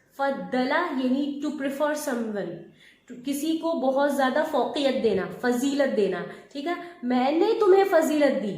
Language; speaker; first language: Urdu; native; Urdu